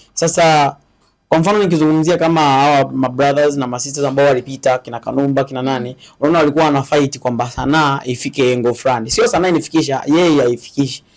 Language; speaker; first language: Swahili; native; Swahili